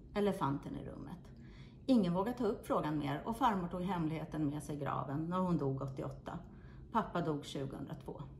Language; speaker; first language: Swedish; native; Swedish